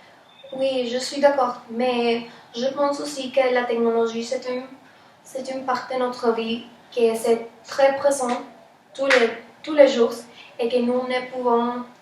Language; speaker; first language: French; non-native, learner; Spanish